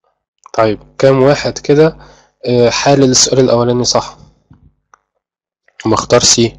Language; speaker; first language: Arabic; native; Arabic